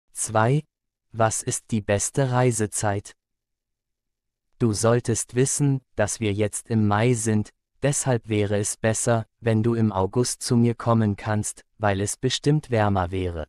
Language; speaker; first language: German; non-native, fluent; Arabic